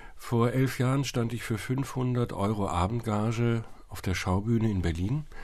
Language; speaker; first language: German; native; German